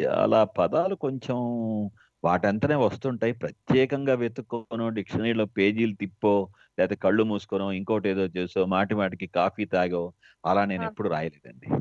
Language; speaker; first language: Telugu; native; Telugu